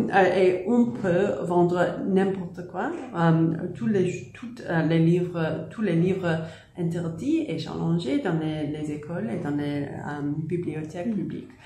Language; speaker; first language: French; non-native, learner; English